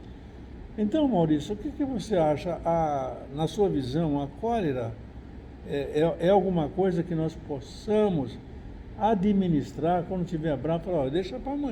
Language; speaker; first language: Portuguese; native; Portuguese